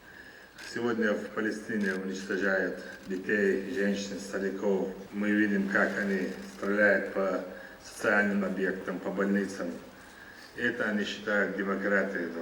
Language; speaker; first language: Russian; non-native, local second language; Chechen